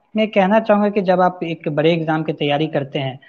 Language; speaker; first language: Hindi; native; Hindi